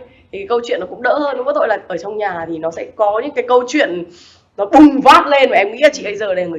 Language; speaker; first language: Vietnamese; native; Vietnamese